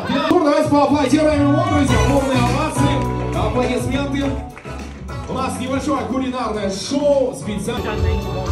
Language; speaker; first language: Russian; native; Russian